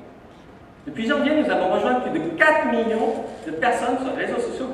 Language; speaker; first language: French; native; French